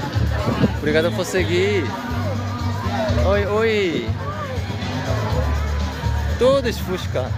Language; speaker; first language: Portuguese; non-native, learner; Korean